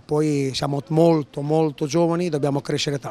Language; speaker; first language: Italian; native; Italian